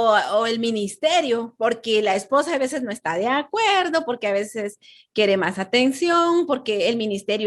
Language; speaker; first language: Spanish; native; Spanish